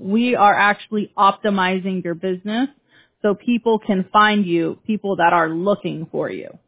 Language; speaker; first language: English; early bilingual, other home language; Spanish